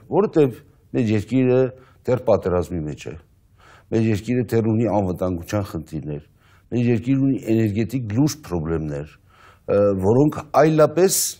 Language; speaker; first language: Armenian; native; Armenian